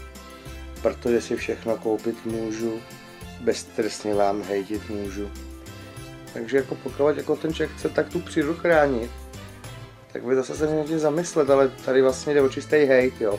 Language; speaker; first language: Czech; native; Czech